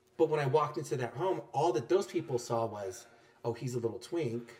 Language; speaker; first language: English; native; English